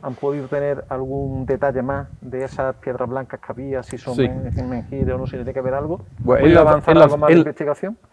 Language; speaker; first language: Spanish; native; Spanish